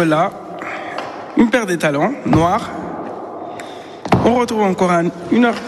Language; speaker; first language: French; non-native, fluent; Spanish